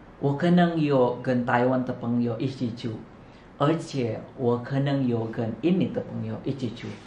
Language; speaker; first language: Chinese; non-native, learner; Indonesian